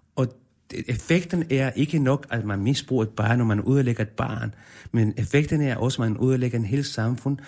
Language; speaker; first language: Danish; non-native, fluent; Spanish